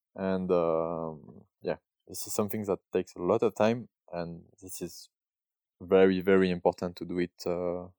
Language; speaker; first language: English; non-native, learner; French